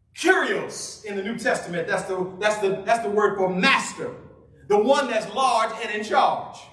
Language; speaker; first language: English; native; English